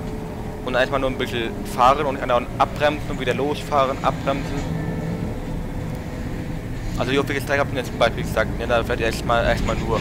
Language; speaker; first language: German; native; German